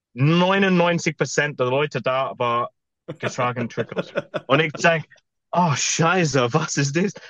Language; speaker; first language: German; non-native, fluent; English